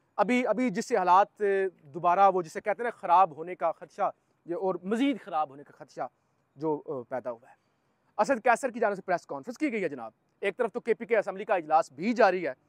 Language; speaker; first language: Urdu; native; Urdu